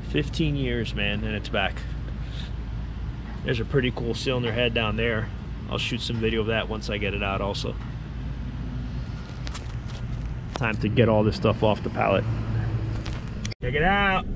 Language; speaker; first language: English; native; English